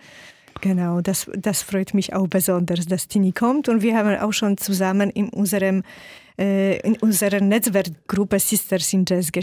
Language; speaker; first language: German; non-native, fluent; Polish